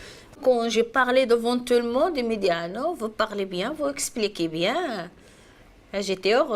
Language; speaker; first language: French; non-native, learner; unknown